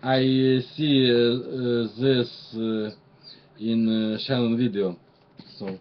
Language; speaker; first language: English; non-native, learner; Russian